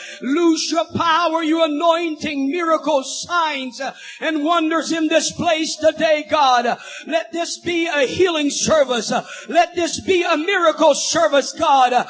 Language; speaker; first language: English; non-native, fluent; Portuguese